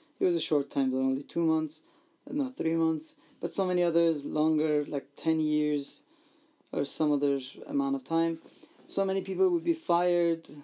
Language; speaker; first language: English; non-native, fluent; Armenian